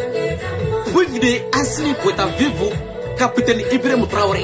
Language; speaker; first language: French; non-native, local second language; Bambara